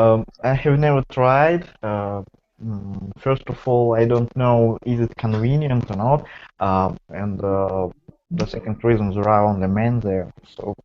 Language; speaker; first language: English; non-native, fluent; Russian